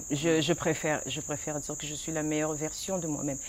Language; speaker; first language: French; non-native, local second language; Lingala